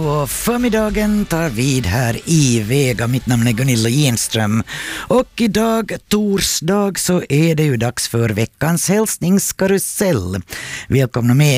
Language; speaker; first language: Swedish; native; Swedish